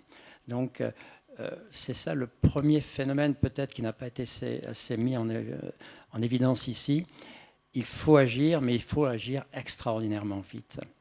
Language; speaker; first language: French; native; French